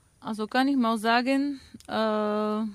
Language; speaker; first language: German; non-native, fluent; Bulgarian